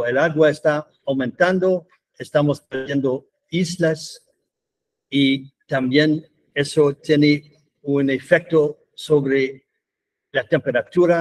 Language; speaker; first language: Spanish; non-native, fluent; English